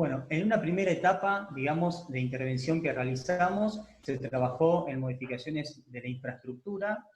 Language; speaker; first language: Spanish; native; Spanish